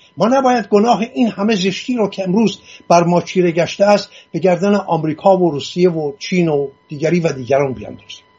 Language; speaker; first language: Persian; non-native, local second language; Assyrian Neo-Aramaic